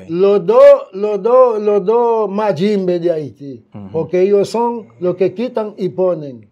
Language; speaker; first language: Spanish; non-native, fluent; Haitian Creole